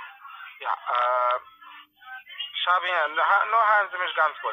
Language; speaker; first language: German; non-native, fluent; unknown